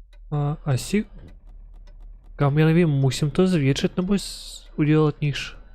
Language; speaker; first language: Czech; non-native, learner; Ukrainian